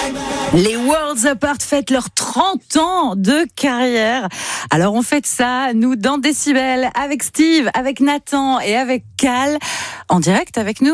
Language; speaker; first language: French; native; French